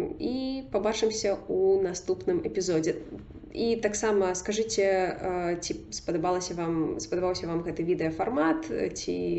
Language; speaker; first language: Belarusian; non-native, local second language; Russian